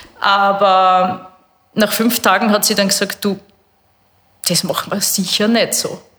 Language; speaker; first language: German; native; German